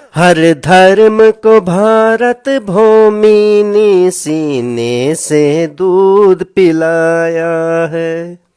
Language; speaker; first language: Hindi; native; Hindi